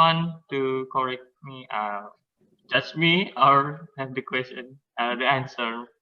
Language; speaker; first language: English; non-native, learner; Indonesian